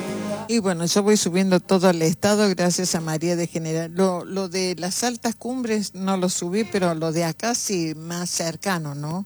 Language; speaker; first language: Spanish; native; Spanish